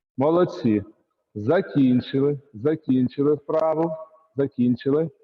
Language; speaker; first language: Ukrainian; native; Ukrainian